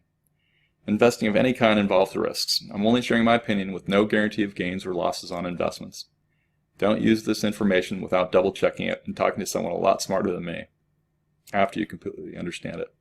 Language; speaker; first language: English; native; English